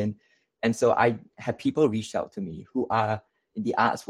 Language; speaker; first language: English; non-native, local second language; Chinese